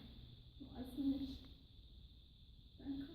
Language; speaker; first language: German; non-native, learner; Kurdish